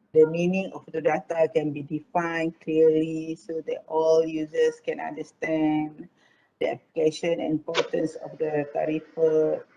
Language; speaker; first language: English; non-native, local second language; Malay